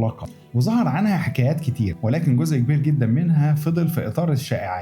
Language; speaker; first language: Arabic; native; Arabic